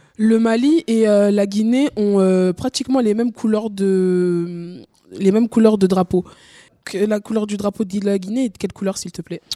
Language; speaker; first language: French; native; French